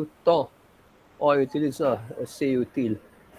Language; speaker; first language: French; non-native, fluent; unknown